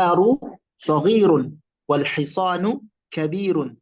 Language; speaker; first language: Arabic; non-native, learner; Indonesian